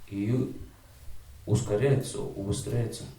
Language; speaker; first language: Russian; native; Russian